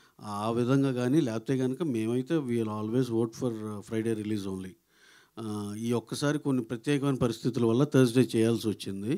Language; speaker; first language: Telugu; native; Telugu